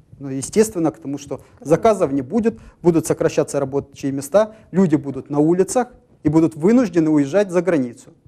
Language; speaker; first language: Russian; native; Russian